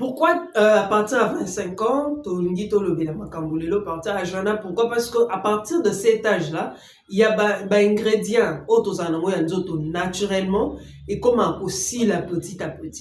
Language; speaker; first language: French; non-native, local second language; Lingala